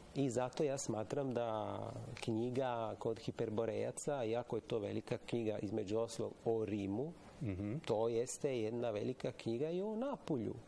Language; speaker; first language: Serbian; non-native, fluent; Italian